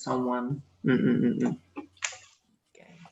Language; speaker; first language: English; non-native, fluent; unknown